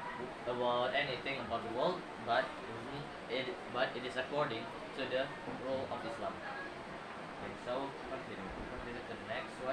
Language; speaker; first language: English; non-native, learner; Indonesian